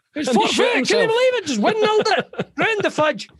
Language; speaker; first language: English; native; English